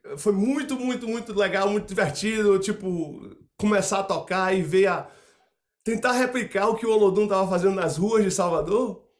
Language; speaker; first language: Portuguese; native; Portuguese